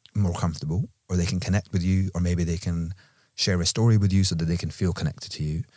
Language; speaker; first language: English; native; English